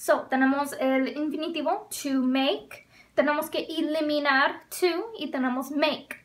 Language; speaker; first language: Spanish; non-native, fluent; English